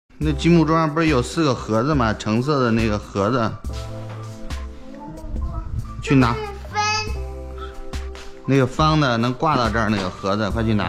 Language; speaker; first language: Chinese; native; Chinese